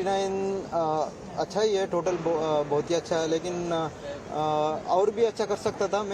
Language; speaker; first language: Hindi; non-native, local second language; Marathi